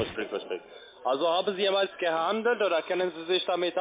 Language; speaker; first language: German; non-native, learner; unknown